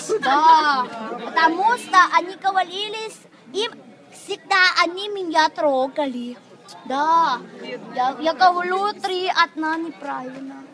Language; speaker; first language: Russian; non-native, learner; Thai